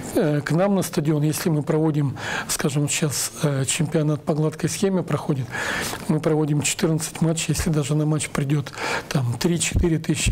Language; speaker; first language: Russian; native; Russian